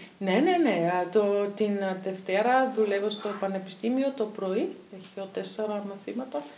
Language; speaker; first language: Greek; non-native, learner; German